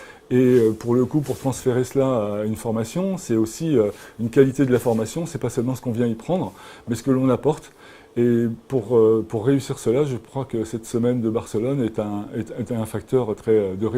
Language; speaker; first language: French; native; French